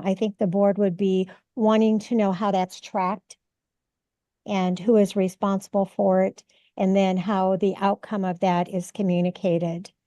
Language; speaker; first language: English; native; English